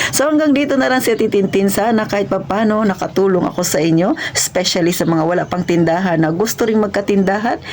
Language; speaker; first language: Filipino; non-native, local second language; Cebuano